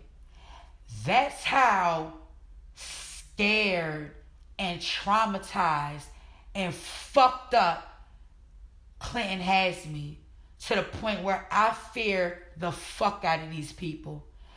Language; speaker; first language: English; native; English